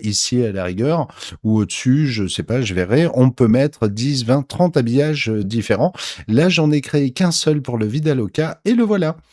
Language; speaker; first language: French; native; French